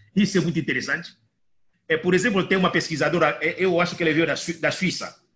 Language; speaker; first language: Portuguese; non-native, fluent; Lingala